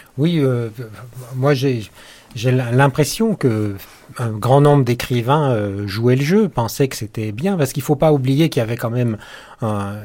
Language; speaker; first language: French; native; French